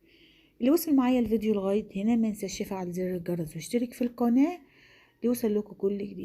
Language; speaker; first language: Arabic; native; Arabic